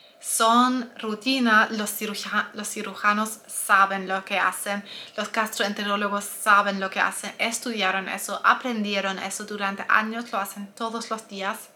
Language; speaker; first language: Spanish; non-native, fluent; German